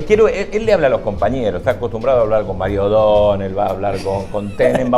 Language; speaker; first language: Spanish; native; Spanish